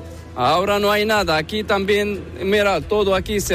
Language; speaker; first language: Spanish; non-native, learner; Arabic